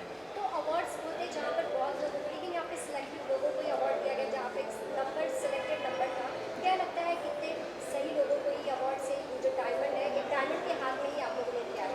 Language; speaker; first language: Hindi; native; Hindi